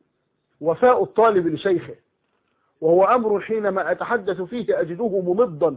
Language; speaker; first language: Arabic; native; Arabic